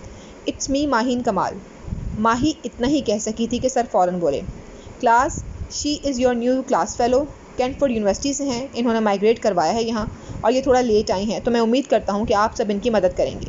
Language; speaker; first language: Urdu; native; Urdu